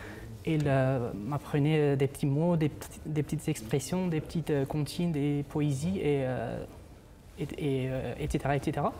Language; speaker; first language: French; non-native, fluent; Uzbek